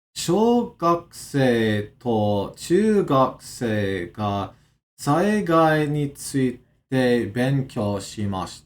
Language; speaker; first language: Japanese; non-native, learner; English